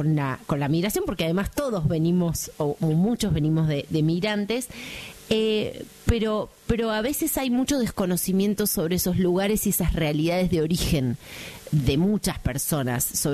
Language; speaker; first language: Spanish; native; Spanish